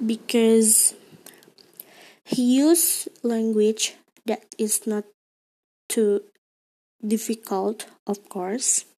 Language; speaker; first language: English; non-native, learner; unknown